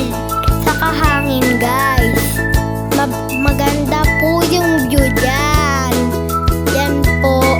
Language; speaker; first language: Filipino; native; Filipino